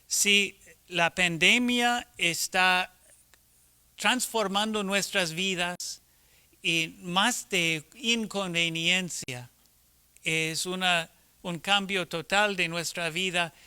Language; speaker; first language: Spanish; non-native, fluent; English